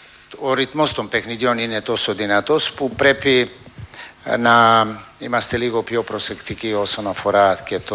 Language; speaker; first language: Greek; non-native, fluent; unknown